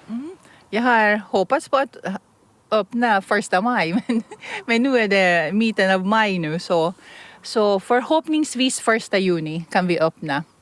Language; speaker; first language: Swedish; non-native, fluent; Filipino